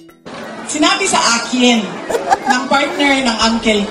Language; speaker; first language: Filipino; non-native, local second language; Cebuano